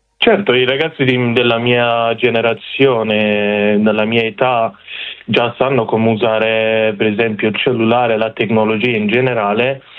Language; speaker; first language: Italian; non-native, fluent; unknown